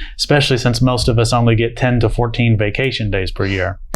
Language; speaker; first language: English; native; English